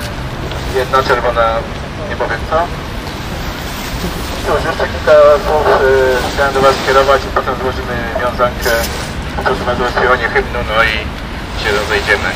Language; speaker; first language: Polish; native; Polish